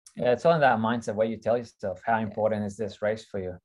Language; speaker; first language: English; early bilingual, other home language; Russian